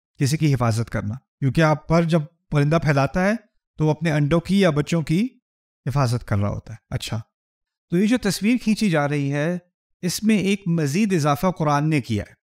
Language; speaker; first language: Urdu; native; Urdu